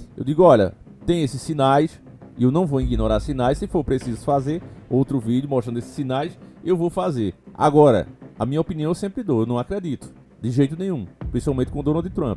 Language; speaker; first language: Portuguese; native; Portuguese